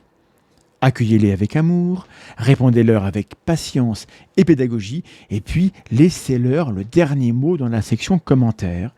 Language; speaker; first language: French; native; French